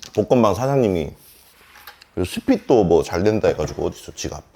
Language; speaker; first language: Korean; native; Korean